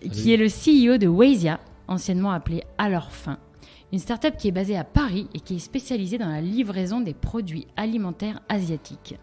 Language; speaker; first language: French; native; French